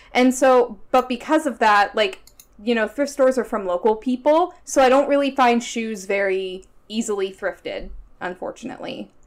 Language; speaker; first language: English; native; English